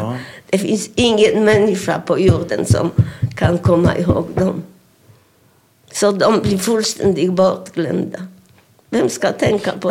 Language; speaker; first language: Swedish; non-native, fluent; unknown